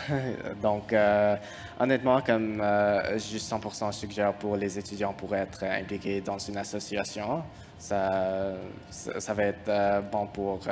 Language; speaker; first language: French; non-native, fluent; English